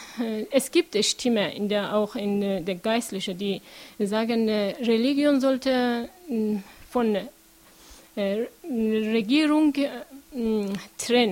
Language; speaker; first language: German; non-native, learner; Persian